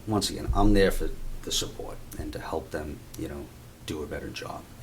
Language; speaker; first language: English; native; English